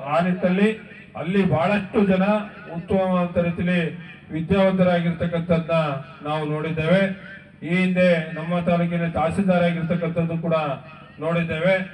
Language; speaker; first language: Kannada; native; Kannada